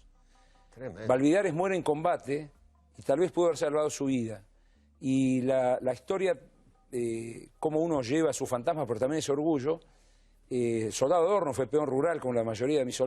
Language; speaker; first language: Spanish; native; Spanish